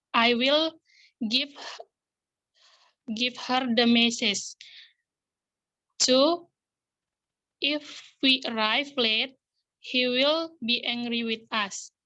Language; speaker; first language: English; non-native, learner; Indonesian